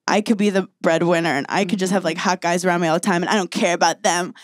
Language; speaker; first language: English; native; English